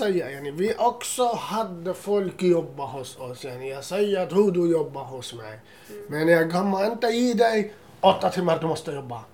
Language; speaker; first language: Swedish; non-native, learner; Assyrian Neo-Aramaic